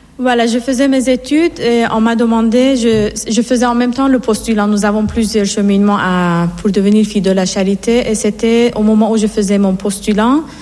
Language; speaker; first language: French; non-native, fluent; Persian